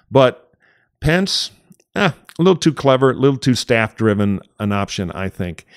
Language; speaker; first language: English; native; English